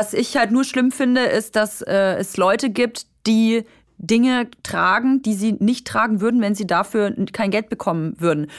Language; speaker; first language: German; native; German